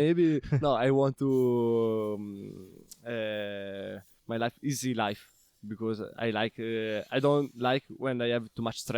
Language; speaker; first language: English; non-native, learner; Italian